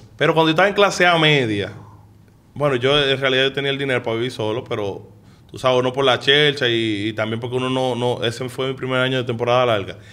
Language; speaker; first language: Spanish; early bilingual, heritage; Spanish